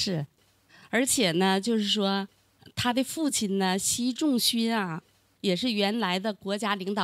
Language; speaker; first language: Chinese; native; Chinese